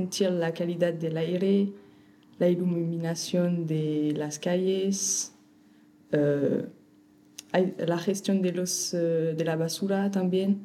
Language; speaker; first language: Spanish; non-native, fluent; French